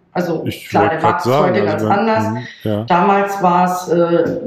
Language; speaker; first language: German; native; German